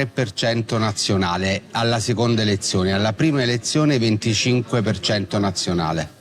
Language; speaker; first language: Italian; native; Italian